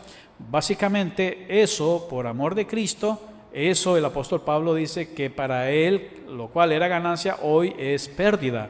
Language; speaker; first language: Spanish; native; Spanish